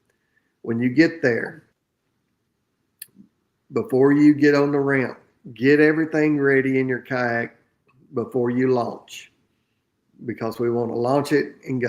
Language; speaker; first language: English; native; English